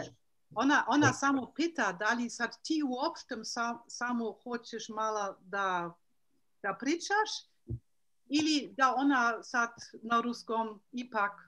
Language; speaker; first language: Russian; non-native, learner; Serbian